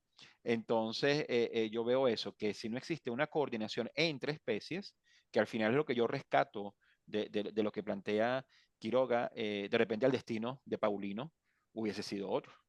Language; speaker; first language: Spanish; native; Spanish